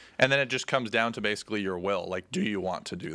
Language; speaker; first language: English; native; English